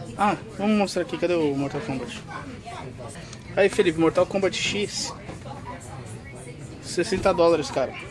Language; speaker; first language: Portuguese; native; Portuguese